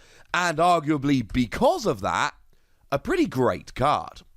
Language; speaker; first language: English; native; English